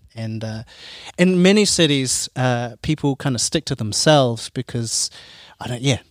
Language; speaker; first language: English; native; English